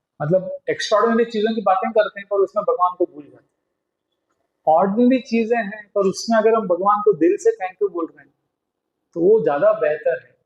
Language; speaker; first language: Hindi; non-native, local second language; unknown